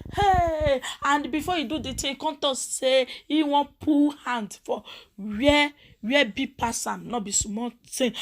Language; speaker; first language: Nigerian Pidgin; non-native, local second language; Yoruba